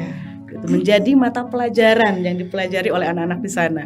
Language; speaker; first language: Indonesian; native; Indonesian